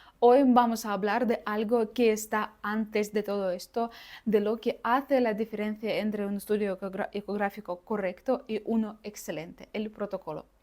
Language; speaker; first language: Spanish; non-native, fluent; Russian